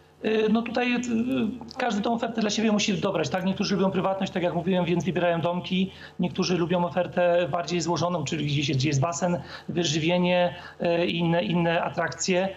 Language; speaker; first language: Polish; native; Polish